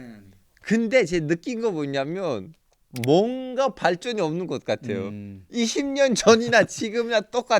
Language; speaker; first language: Korean; non-native, fluent; Turkish